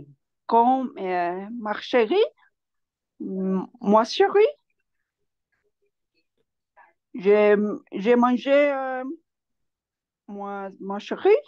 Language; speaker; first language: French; non-native, learner; Spanish